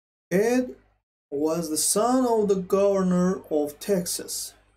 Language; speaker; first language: English; non-native, fluent; Azerbaijani